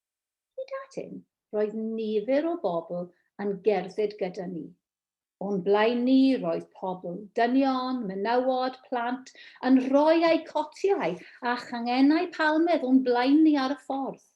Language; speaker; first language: Welsh; non-native, local second language; English